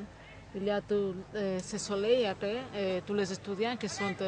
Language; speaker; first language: French; non-native, learner; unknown